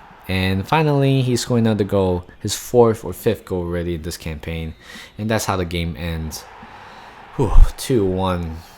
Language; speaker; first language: English; non-native, fluent; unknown